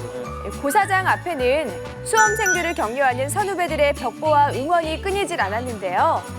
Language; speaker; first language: Korean; native; Korean